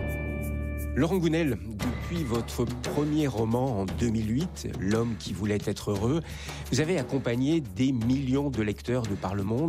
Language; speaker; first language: French; native; French